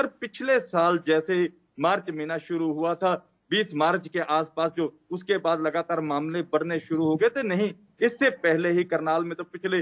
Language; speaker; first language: Hindi; native; Hindi